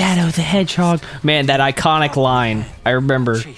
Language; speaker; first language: English; native; English